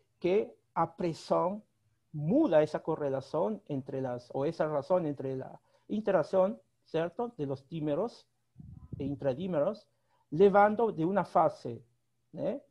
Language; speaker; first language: Spanish; native; Spanish